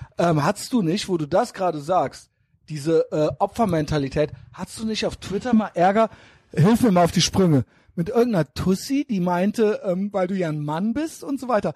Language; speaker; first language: German; native; German